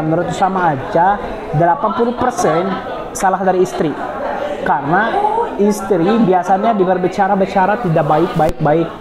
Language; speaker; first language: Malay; non-native, learner; Arabic